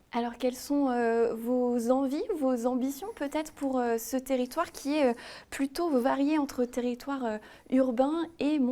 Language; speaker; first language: French; native; French